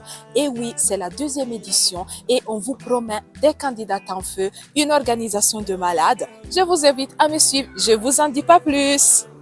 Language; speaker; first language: French; native; French